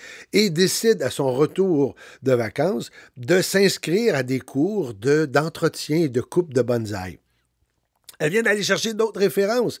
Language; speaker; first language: French; native; French